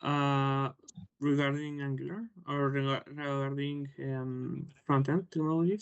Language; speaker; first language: English; non-native, fluent; Spanish